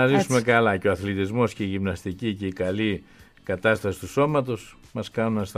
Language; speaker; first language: Greek; native; Greek